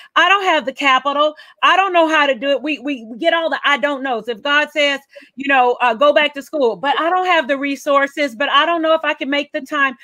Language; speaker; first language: English; native; English